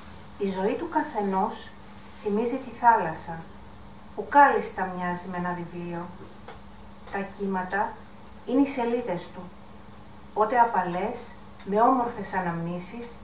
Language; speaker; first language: Greek; native; Greek